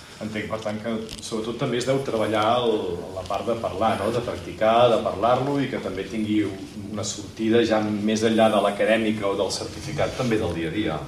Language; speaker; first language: Catalan; native; Catalan